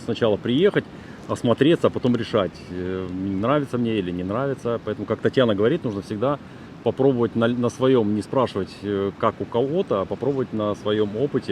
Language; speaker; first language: Russian; native; Russian